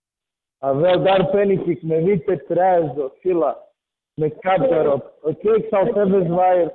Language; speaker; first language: Dutch; non-native, fluent; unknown